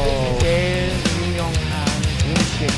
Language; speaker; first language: Korean; non-native, learner; English